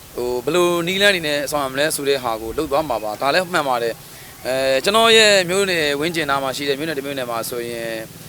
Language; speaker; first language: Burmese; native; Burmese